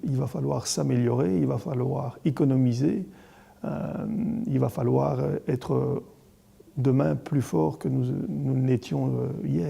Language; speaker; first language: French; native; French